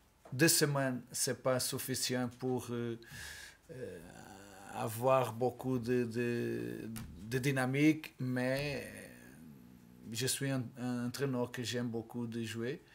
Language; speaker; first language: French; non-native, learner; Portuguese